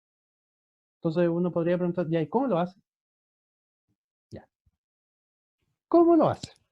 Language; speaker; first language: Spanish; native; Spanish